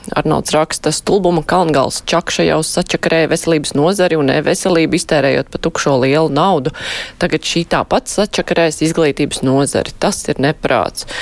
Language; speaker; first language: Latvian; native; Latvian